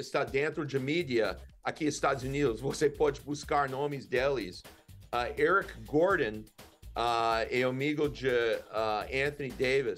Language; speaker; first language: Portuguese; non-native, learner; English